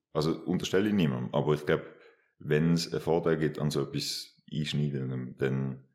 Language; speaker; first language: German; native; German